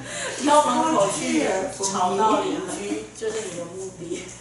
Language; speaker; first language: Chinese; native; Chinese